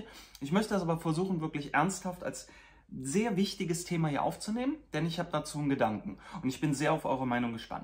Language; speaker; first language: German; native; German